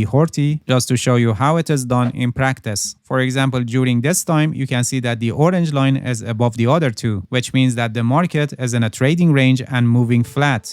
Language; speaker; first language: English; non-native, fluent; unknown